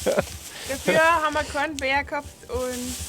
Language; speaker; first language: German; native; German